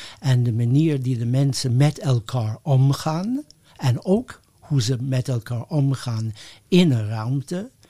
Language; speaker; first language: Dutch; non-native, fluent; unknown